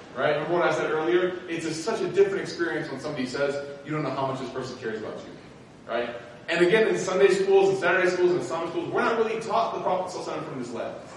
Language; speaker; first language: English; native; English